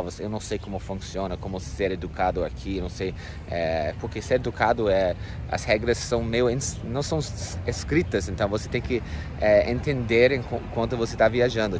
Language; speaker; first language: Portuguese; non-native, fluent; English